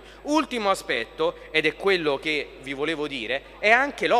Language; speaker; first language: Italian; native; Italian